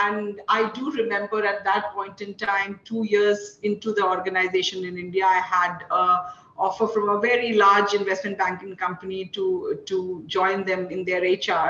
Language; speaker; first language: English; non-native, local second language; Hindi